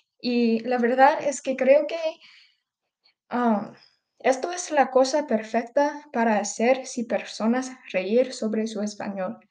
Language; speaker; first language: Spanish; early bilingual, heritage; English